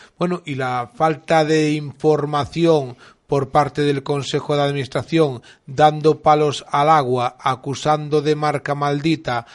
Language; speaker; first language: Spanish; native; Spanish